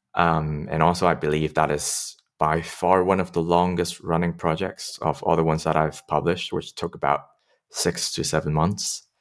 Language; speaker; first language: English; non-native, local second language; Cantonese